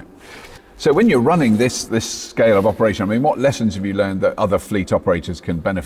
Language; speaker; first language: English; native; English